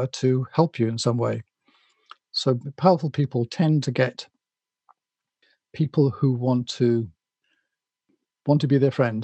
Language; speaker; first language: English; native; English